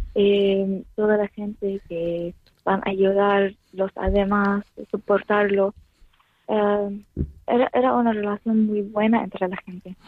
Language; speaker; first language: Spanish; non-native, learner; Arabic